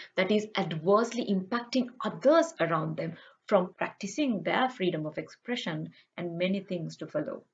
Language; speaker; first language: English; non-native, local second language; Sinhala